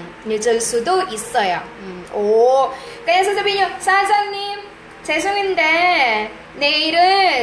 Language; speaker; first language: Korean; non-native, fluent; Iloko